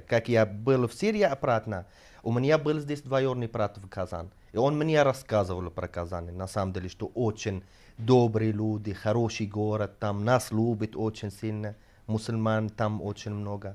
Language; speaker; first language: Russian; non-native, fluent; Arabic